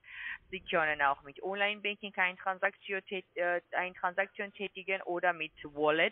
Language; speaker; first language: German; non-native, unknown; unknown